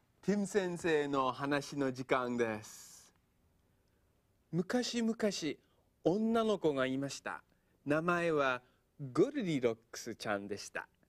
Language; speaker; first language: Japanese; non-native, fluent; English